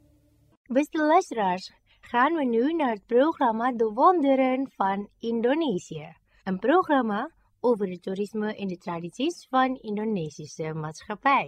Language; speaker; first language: Dutch; non-native, fluent; Indonesian